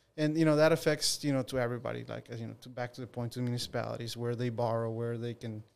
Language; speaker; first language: English; non-native, fluent; Spanish